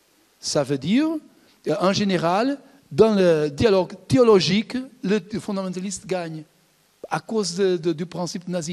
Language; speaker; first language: French; non-native, fluent; Portuguese